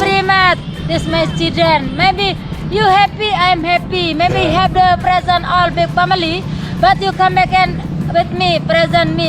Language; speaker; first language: English; non-native, learner; Sasak